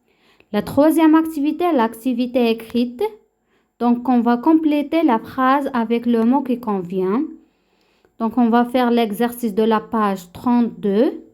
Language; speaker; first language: French; non-native, local second language; Arabic